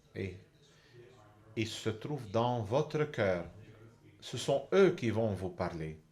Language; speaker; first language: French; non-native, fluent; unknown